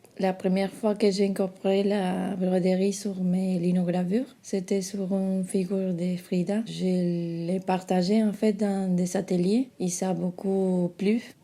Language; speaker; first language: French; non-native, fluent; Spanish